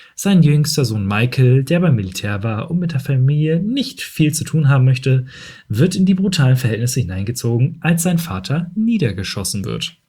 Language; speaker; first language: German; native; German